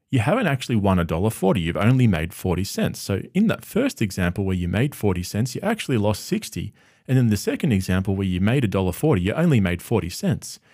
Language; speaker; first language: English; native; English